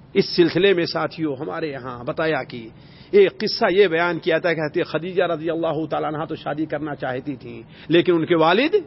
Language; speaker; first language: Urdu; native; Urdu